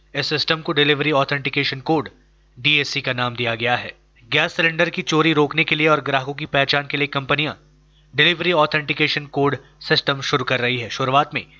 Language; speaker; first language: Hindi; native; Hindi